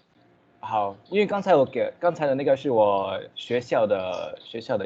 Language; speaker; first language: Chinese; early bilingual, heritage; Chinese